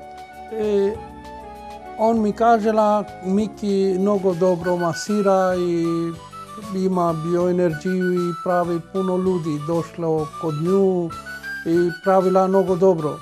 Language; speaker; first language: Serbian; non-native, local second language; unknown